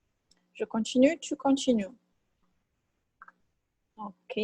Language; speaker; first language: French; non-native, fluent; Portuguese